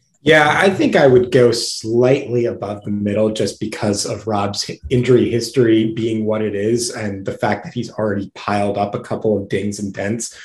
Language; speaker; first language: English; native; English